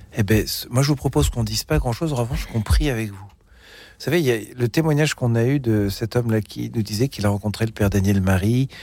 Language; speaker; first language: French; native; French